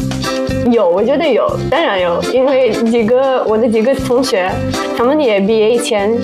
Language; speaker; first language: Chinese; non-native, fluent; Russian